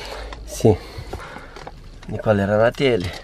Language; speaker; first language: Italian; non-native, fluent; Romanian